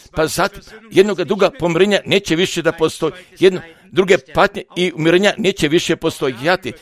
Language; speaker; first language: Croatian; non-native, fluent; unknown